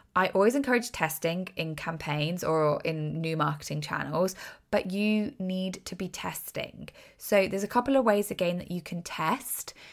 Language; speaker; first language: English; native; English